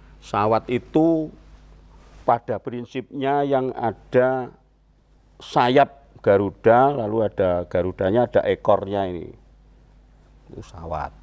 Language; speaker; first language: Indonesian; non-native, local second language; Javanese